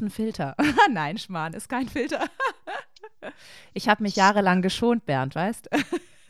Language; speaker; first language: German; native; German